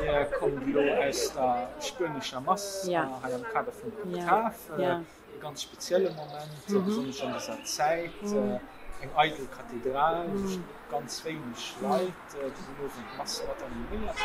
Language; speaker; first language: German; non-native, local second language; Luxembourgish